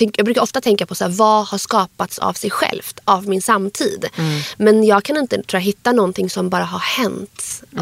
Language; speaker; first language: Swedish; early bilingual, other home language; Arabic